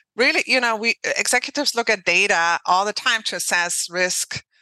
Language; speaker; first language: English; non-native, fluent; German